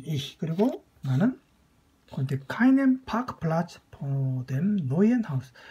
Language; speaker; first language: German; non-native, fluent; Korean